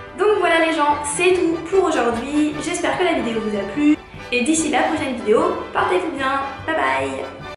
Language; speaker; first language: French; early bilingual, other home language; Portuguese